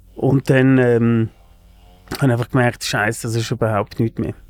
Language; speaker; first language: German; native; German